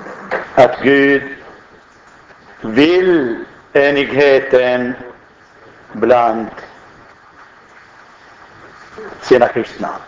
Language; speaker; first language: Swedish; non-native, fluent; Arabic